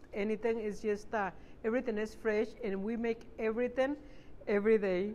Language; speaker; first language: English; non-native, fluent; Spanish